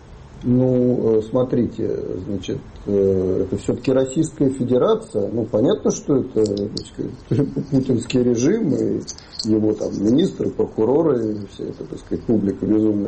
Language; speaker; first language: Russian; native; Russian